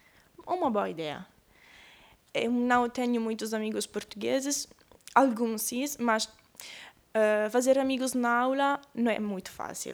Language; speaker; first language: Portuguese; non-native, learner; Italian